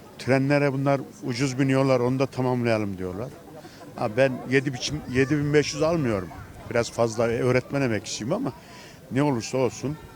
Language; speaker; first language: Turkish; native; Turkish